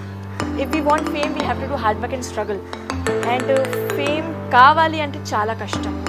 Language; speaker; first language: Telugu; non-native, local second language; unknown